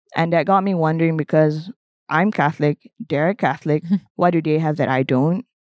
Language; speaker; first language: English; non-native, local second language; Malay